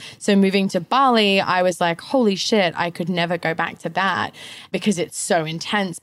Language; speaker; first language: English; native; English